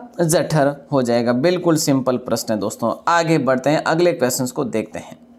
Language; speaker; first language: Hindi; native; Hindi